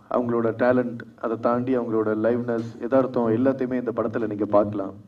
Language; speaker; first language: Tamil; non-native, fluent; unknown